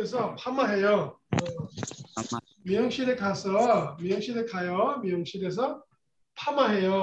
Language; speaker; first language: Korean; non-native, fluent; Bangla